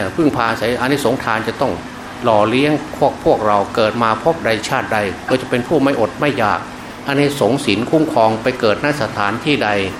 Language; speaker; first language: Thai; non-native, local second language; Northeastern Thai